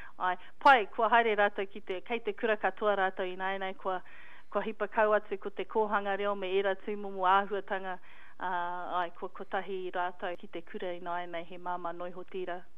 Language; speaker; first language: Māori; non-native, local second language; English